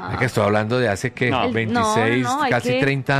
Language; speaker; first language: Spanish; native; Spanish